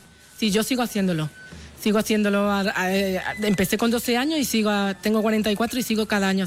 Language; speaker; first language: Spanish; native; Spanish